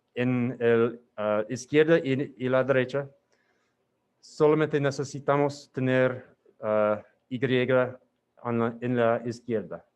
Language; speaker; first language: Spanish; non-native, learner; English